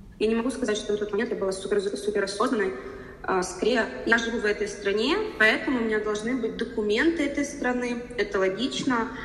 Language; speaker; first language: Russian; native; Russian